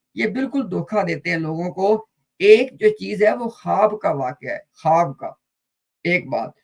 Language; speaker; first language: Urdu; native; Urdu